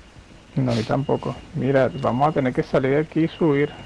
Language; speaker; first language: Spanish; native; Spanish